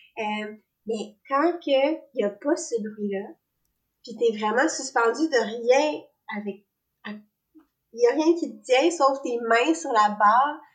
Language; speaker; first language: French; native; French